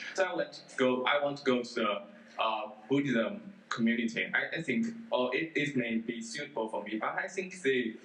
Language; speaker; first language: English; non-native, fluent; Chinese